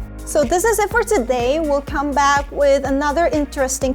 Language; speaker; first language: English; non-native, fluent; Korean